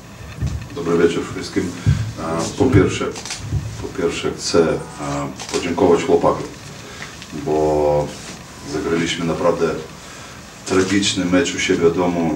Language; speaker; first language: Polish; non-native, fluent; Lithuanian